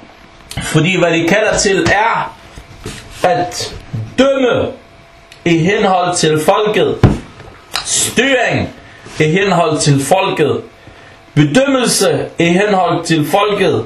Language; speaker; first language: Danish; early bilingual, other home language; Arabic